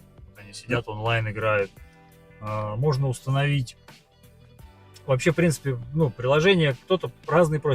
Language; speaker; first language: Russian; native; Russian